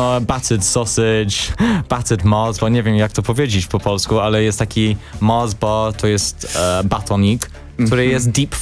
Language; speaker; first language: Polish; non-native, learner; English